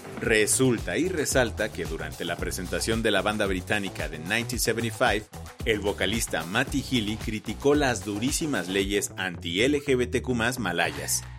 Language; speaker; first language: Spanish; native; Spanish